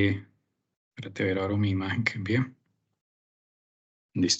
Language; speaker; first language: Spanish; native; Spanish